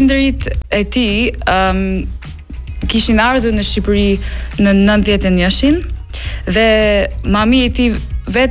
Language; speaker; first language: Albanian; non-native, learner; English